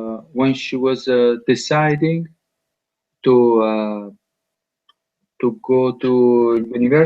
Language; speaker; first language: English; non-native, learner; Italian